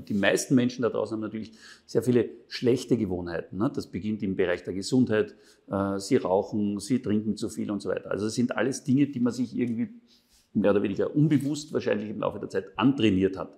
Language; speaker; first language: German; native; German